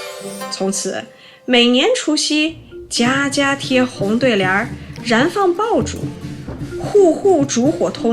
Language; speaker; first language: Chinese; native; Chinese